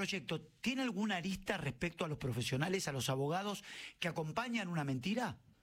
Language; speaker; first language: Spanish; native; Spanish